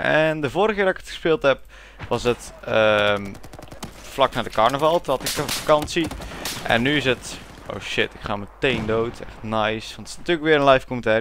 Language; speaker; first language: Dutch; native; Dutch